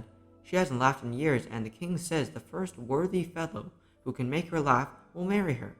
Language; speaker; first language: English; native; English